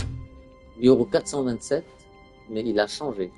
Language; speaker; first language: French; native; French